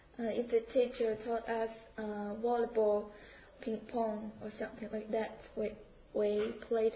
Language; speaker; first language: English; non-native, learner; Chinese